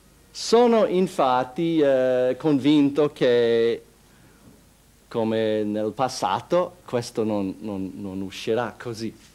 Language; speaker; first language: Italian; non-native, fluent; English